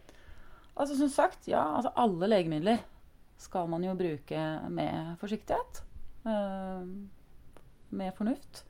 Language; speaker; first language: Norwegian; native; Norwegian